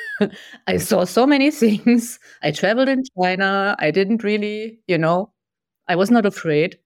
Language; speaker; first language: English; non-native, fluent; German